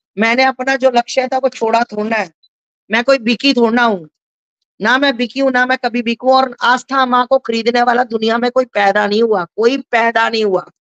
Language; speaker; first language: Hindi; native; Hindi